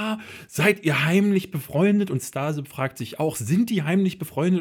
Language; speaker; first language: German; native; German